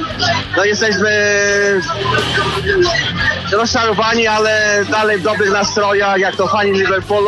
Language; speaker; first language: Polish; early bilingual, heritage; Polish